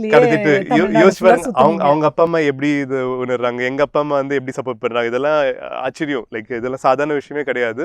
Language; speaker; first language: Tamil; native; Tamil